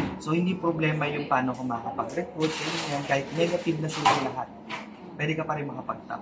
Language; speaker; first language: Filipino; native; Filipino